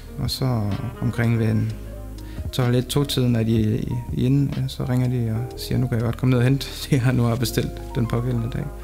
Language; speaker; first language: Danish; native; Danish